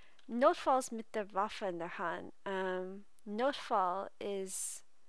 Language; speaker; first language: German; non-native, learner; English